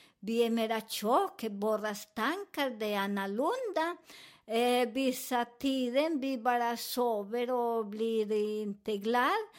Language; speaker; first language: Swedish; non-native, fluent; Spanish